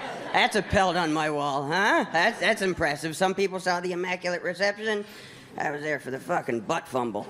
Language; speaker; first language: English; native; English